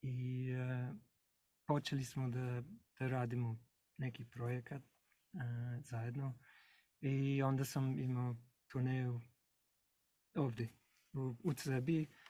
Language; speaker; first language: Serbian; non-native, learner; English